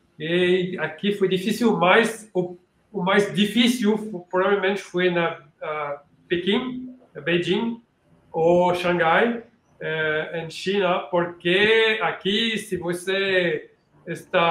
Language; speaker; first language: Portuguese; non-native, learner; French